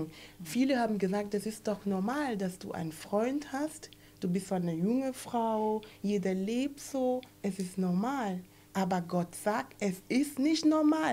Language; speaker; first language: German; non-native, fluent; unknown